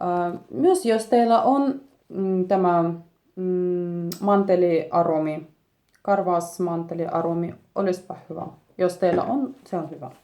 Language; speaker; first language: Finnish; non-native, learner; Russian